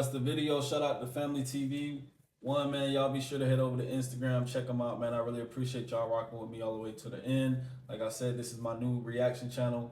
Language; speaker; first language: English; native; English